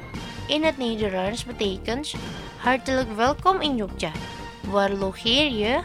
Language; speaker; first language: Dutch; non-native, learner; Indonesian